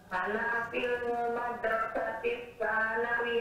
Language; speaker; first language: Arabic; non-native, learner; Indonesian